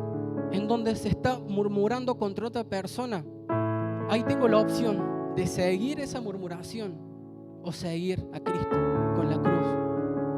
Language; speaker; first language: Spanish; native; Spanish